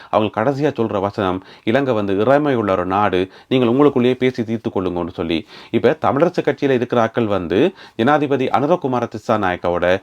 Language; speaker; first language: Tamil; native; Tamil